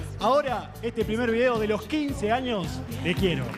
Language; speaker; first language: Spanish; native; Spanish